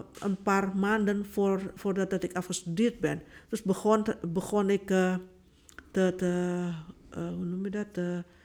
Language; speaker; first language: Dutch; non-native, fluent; Indonesian